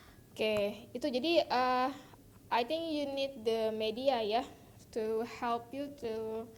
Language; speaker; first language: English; non-native, local second language; Indonesian